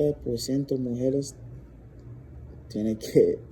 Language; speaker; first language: Spanish; non-native, learner; English